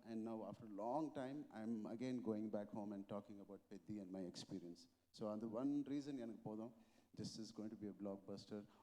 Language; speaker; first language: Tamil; non-native, local second language; Telugu